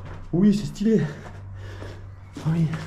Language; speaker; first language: French; native; French